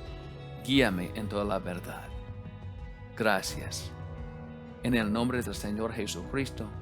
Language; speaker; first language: Spanish; non-native, learner; English